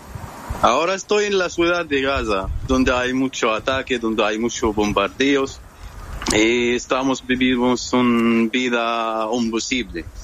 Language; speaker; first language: Spanish; non-native, fluent; Arabic